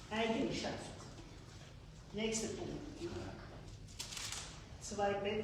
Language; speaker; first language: German; non-native, fluent; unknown